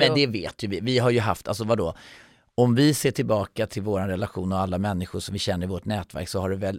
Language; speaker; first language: Swedish; native; Swedish